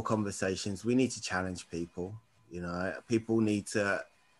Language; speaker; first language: English; native; English